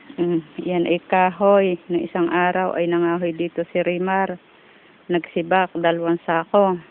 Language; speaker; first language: Filipino; native; Filipino